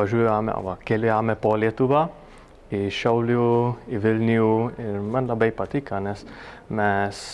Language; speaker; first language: Lithuanian; non-native, learner; Czech